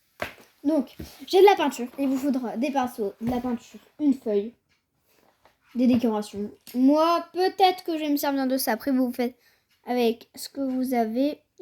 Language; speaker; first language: French; native; French